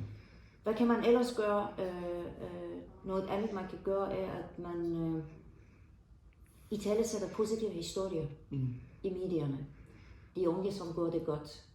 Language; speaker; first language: Danish; non-native, fluent; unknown